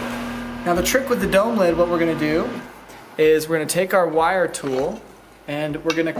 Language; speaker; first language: English; native; English